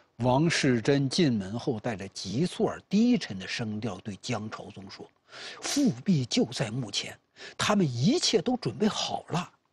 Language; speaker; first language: Chinese; native; Chinese